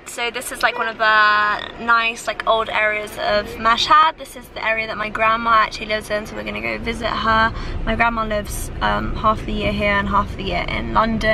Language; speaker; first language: English; early bilingual, other home language; Persian